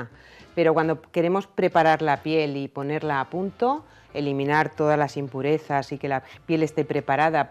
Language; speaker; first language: Spanish; native; Spanish